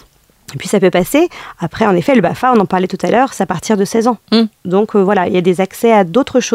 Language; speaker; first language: French; native; French